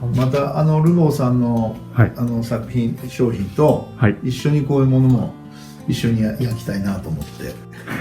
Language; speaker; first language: Japanese; native; Japanese